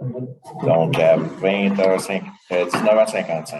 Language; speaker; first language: French; native; French